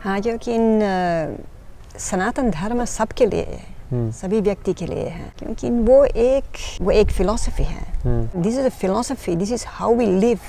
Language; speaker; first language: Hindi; non-native, learner; Dutch